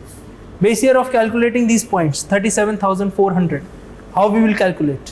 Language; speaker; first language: English; non-native, local second language; Hindi